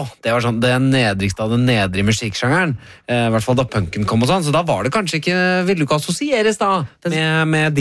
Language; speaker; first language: Norwegian; native; Norwegian